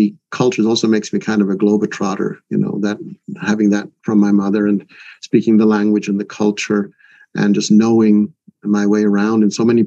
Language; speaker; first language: English; non-native, fluent; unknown